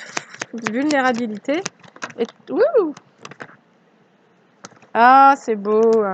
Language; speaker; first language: French; native; French